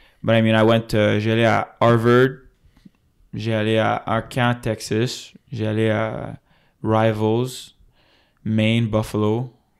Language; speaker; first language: French; non-native, local second language; English